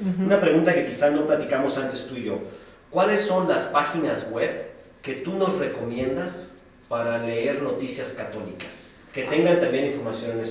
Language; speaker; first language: Spanish; native; Spanish